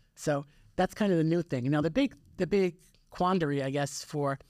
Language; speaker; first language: English; native; English